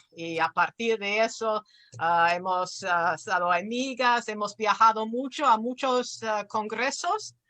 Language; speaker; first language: Spanish; non-native, fluent; English